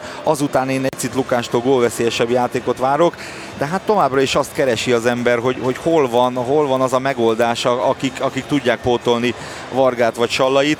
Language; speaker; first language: Hungarian; native; Hungarian